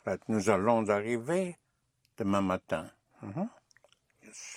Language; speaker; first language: French; non-native, fluent; English